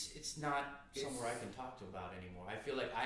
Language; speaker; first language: English; native; English